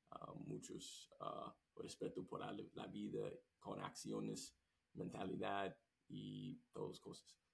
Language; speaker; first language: Spanish; non-native, learner; English